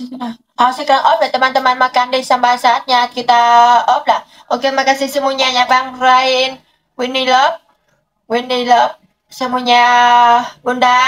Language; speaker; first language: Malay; non-native, learner; Vietnamese